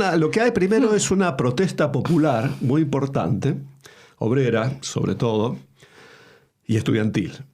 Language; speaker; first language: Spanish; native; Spanish